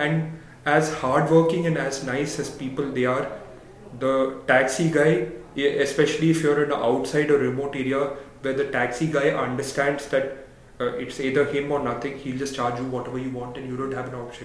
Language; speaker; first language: English; non-native, local second language; Tamil